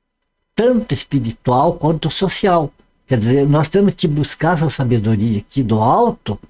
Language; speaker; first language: Portuguese; native; Portuguese